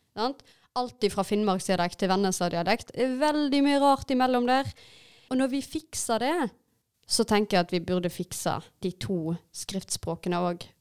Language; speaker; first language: Norwegian; native; Norwegian